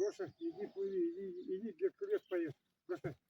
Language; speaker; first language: Russian; native; Russian